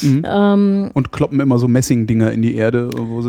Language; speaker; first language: German; native; German